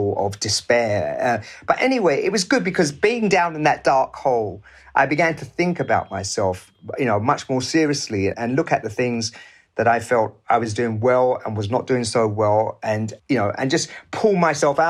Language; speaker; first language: English; native; English